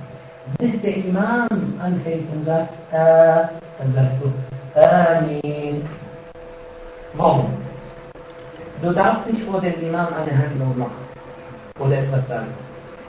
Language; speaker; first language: German; non-native, fluent; Arabic